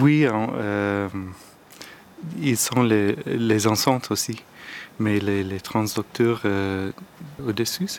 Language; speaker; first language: French; non-native, learner; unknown